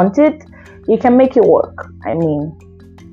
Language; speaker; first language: English; non-native, local second language; Igbo